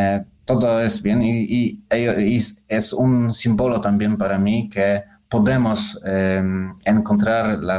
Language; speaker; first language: Spanish; non-native, fluent; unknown